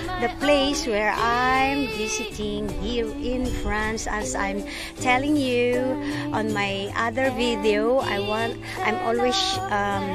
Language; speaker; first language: English; non-native, learner; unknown